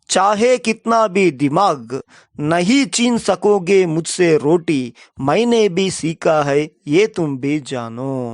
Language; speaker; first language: Hindi; non-native, local second language; Telugu